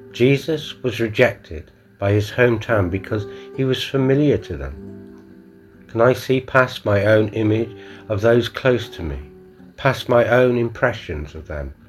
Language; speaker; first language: English; native; English